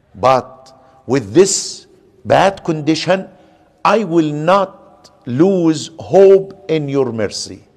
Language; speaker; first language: English; non-native, fluent; Arabic